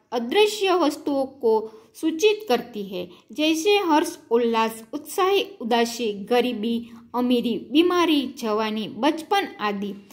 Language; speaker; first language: Hindi; non-native, local second language; Gujarati